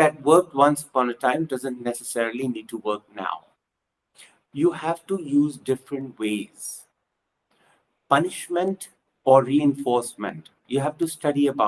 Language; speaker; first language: English; non-native, local second language; Punjabi